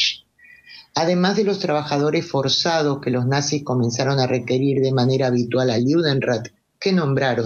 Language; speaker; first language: Spanish; native; Spanish